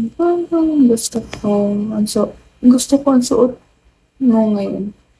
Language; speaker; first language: Filipino; non-native, local second language; Cebuano